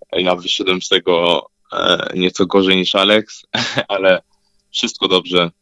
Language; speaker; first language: Polish; early bilingual, heritage; Polish